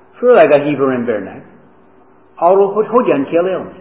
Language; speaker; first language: Hungarian; non-native, learner; English